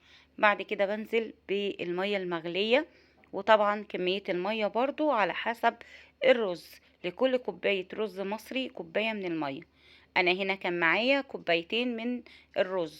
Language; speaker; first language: Arabic; native; Arabic